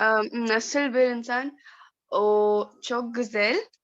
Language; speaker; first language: Turkish; non-native, learner; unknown